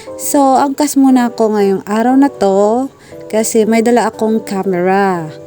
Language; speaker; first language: Filipino; non-native, local second language; Cebuano